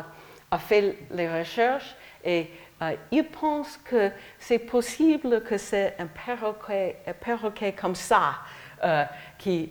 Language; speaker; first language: French; non-native, learner; English